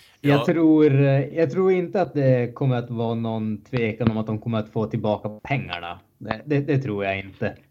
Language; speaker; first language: Swedish; native; Swedish